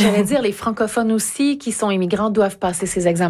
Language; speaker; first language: French; native; French